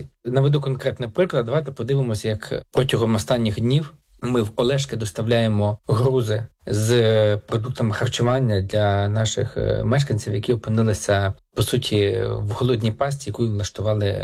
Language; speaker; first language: Ukrainian; native; Ukrainian